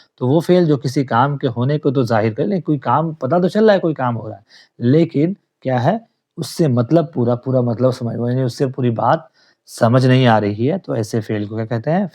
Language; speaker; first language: Urdu; native; Urdu